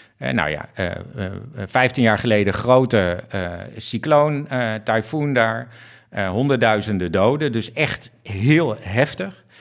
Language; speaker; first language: Dutch; native; Dutch